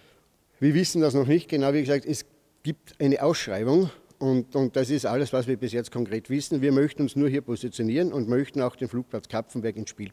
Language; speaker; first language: German; native; German